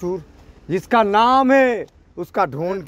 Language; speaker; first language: Hindi; non-native, local second language; Bangla